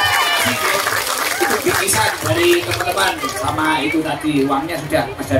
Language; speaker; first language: Indonesian; non-native, local second language; Javanese